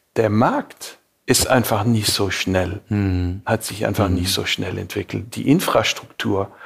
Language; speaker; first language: German; non-native, fluent; English